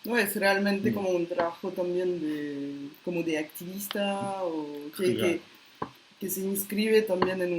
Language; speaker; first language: Spanish; non-native, fluent; French